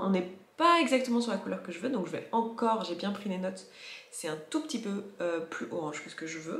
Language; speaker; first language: French; native; French